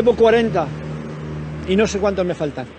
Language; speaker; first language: Spanish; native; Spanish